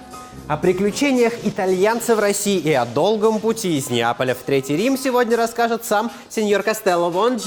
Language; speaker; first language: Russian; native; Russian